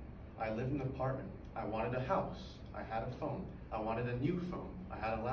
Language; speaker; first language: English; native; English